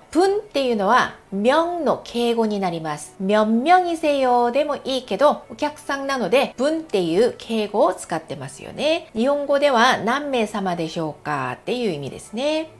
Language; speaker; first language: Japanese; non-native, fluent; Korean